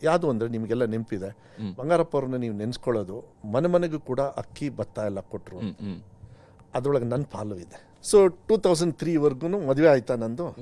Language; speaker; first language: Kannada; native; Kannada